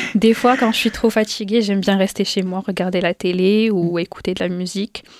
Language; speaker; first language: French; non-native, local second language; Arabic